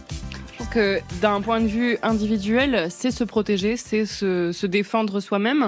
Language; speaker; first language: French; native; French